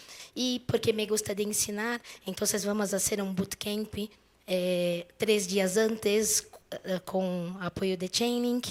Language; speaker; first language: Spanish; non-native, fluent; Portuguese